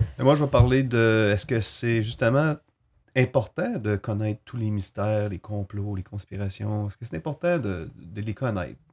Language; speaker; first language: French; native; French